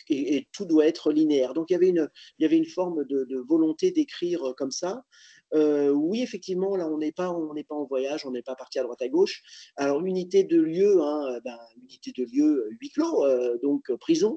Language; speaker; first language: French; native; French